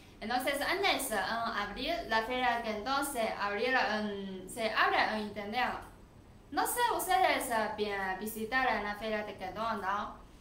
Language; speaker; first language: Spanish; non-native, learner; Chinese